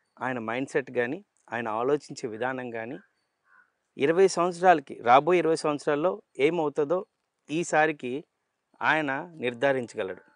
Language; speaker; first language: Telugu; native; Telugu